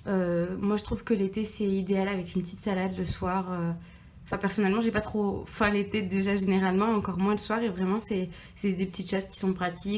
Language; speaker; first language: French; native; French